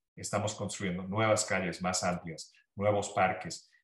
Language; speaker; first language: Spanish; early bilingual, heritage; Spanish